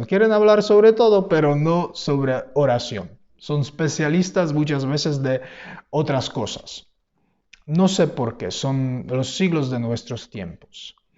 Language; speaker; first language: Spanish; non-native, fluent; Polish